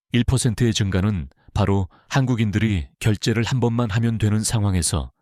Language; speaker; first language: Korean; non-native, fluent; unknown